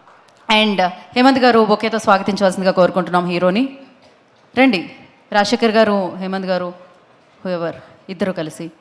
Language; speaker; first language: Telugu; native; Telugu